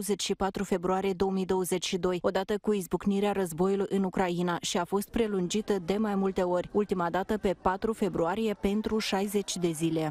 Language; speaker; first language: Romanian; native; Romanian